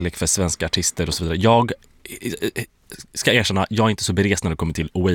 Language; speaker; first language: Swedish; native; Swedish